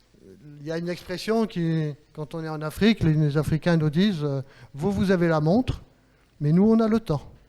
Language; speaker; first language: French; native; French